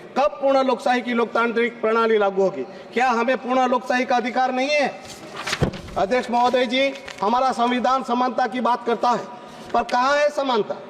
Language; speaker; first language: Hindi; non-native, local second language; Gujarati